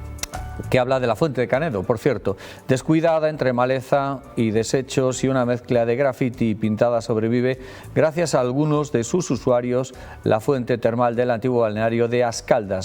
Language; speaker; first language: Spanish; native; Spanish